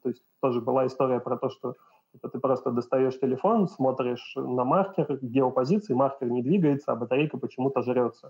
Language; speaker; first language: Russian; native; Russian